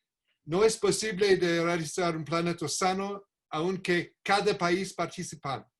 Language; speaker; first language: Spanish; non-native, learner; English